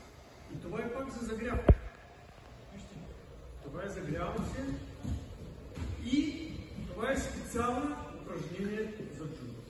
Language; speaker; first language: Bulgarian; non-native, learner; Russian